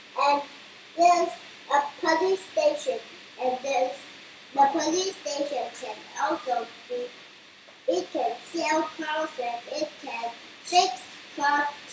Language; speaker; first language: English; non-native, learner; Chinese